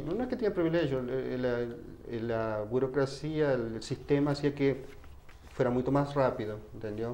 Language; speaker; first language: Portuguese; non-native, fluent; Spanish